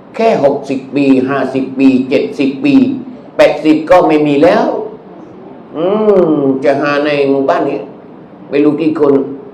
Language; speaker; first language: Thai; non-native, local second language; Malay